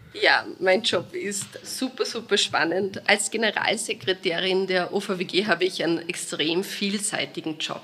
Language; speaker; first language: German; native; German